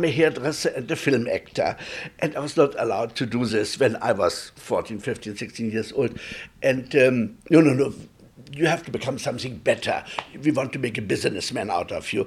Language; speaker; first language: English; early bilingual, other home language; Polish